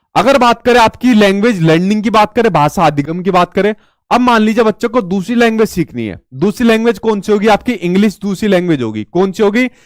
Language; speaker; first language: Hindi; native; Hindi